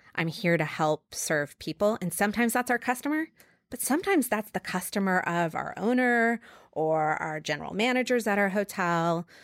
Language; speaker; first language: English; native; English